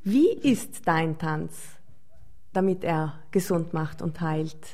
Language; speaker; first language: German; native; German